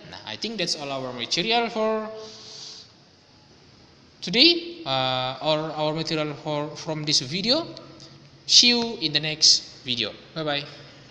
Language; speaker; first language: English; non-native, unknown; Indonesian